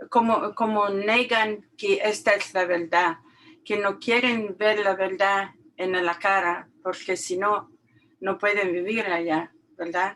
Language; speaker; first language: Spanish; non-native, learner; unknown